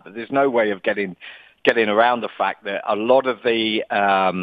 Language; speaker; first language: English; native; English